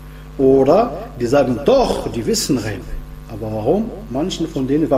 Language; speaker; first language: German; non-native, fluent; Arabic